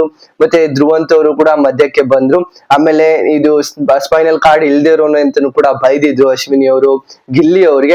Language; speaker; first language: Kannada; native; Kannada